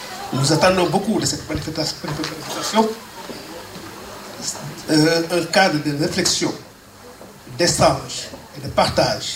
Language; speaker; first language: French; non-native, local second language; Wolof